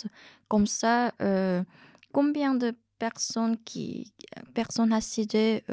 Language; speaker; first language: French; non-native, fluent; Korean